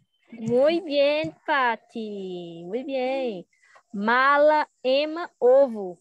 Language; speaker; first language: Spanish; non-native, learner; Portuguese